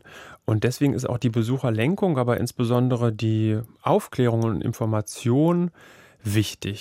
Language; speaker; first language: German; native; German